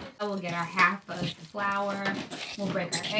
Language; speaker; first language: English; native; English